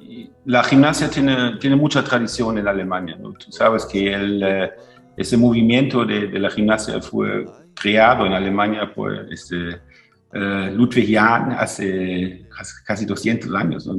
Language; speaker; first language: Spanish; non-native, fluent; German